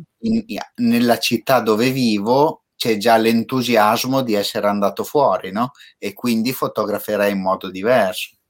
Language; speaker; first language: Italian; native; Italian